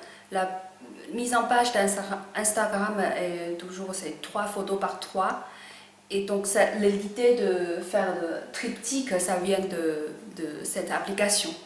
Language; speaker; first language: French; non-native, fluent; Chinese